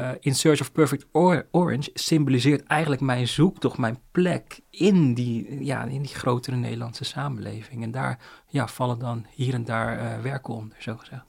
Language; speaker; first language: Dutch; early bilingual, other home language; Cantonese